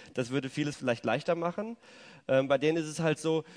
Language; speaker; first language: German; native; German